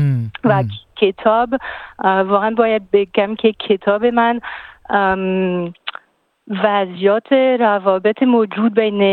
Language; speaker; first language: Persian; non-native, fluent; French